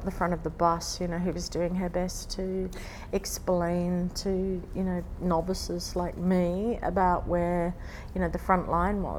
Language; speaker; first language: English; native; English